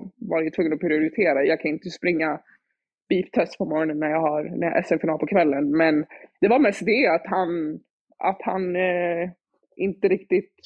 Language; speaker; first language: Swedish; early bilingual, other home language; Somali